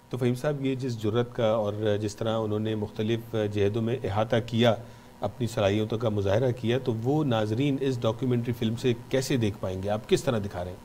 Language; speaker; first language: Urdu; native; Urdu